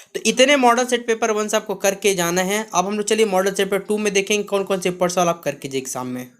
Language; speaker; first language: Hindi; native; Hindi